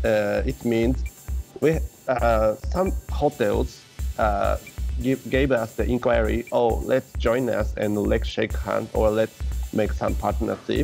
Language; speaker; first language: English; non-native, learner; Japanese